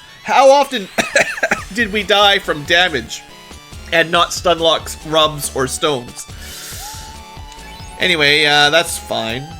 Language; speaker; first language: English; native; English